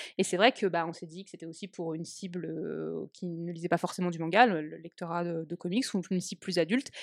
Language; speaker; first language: French; native; French